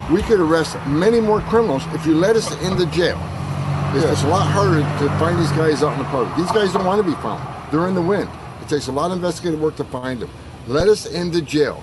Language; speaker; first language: English; native; English